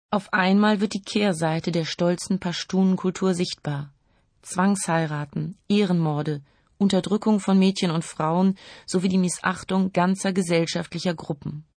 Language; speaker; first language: German; native; German